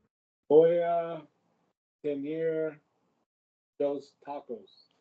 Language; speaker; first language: Spanish; non-native, learner; English